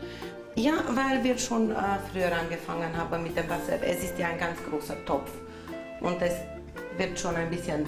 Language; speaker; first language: German; non-native, local second language; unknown